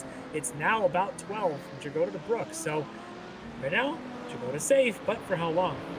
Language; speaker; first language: English; native; English